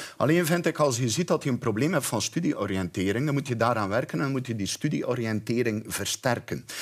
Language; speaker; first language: Dutch; native; Dutch